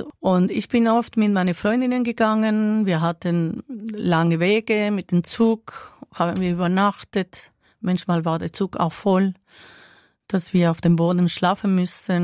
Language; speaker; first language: German; non-native, fluent; Spanish